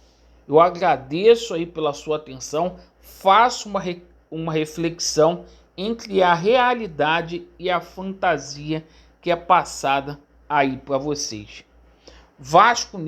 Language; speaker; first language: Portuguese; native; Portuguese